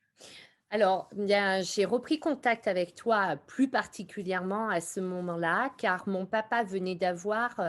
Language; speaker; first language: French; native; French